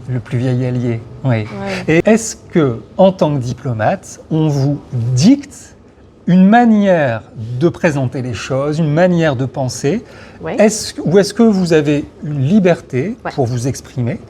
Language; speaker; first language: French; native; French